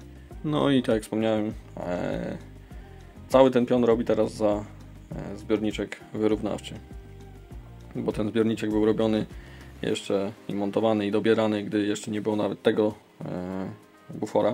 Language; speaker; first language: Polish; native; Polish